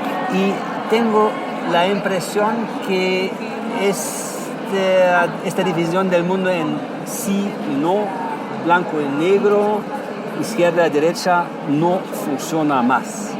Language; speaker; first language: Spanish; non-native, fluent; German